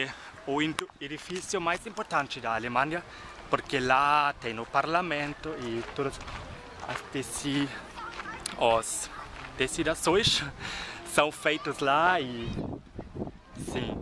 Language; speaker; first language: Portuguese; non-native, fluent; German